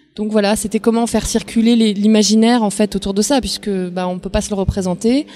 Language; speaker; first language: French; native; French